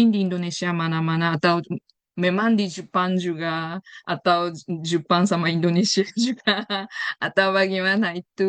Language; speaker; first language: Indonesian; non-native, fluent; Japanese